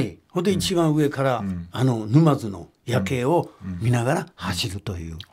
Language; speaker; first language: Japanese; native; Japanese